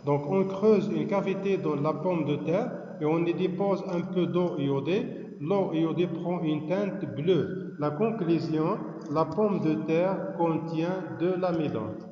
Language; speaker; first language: French; non-native, local second language; Arabic